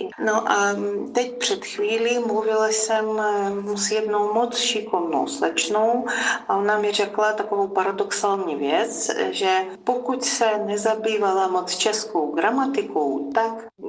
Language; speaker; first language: Czech; non-native, fluent; Ukrainian